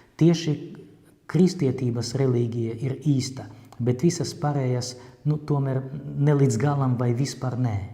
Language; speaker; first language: Latvian; non-native, local second language; Russian